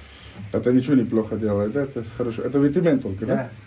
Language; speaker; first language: Russian; non-native, learner; Urdu